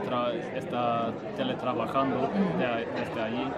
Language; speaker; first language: Spanish; non-native, fluent; Swedish